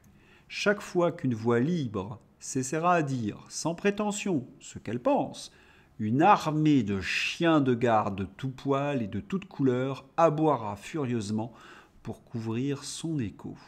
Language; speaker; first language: French; native; French